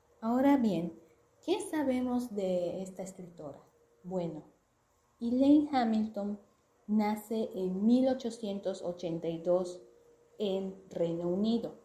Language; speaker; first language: Spanish; native; Spanish